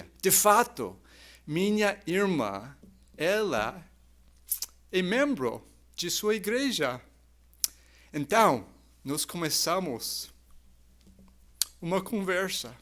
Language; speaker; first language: Portuguese; non-native, fluent; English